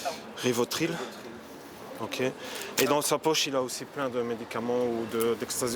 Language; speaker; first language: French; native; French